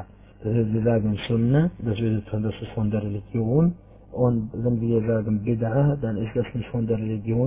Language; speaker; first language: German; non-native, fluent; Arabic